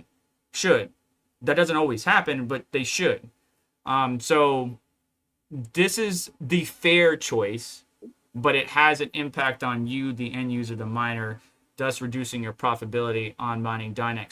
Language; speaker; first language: English; native; English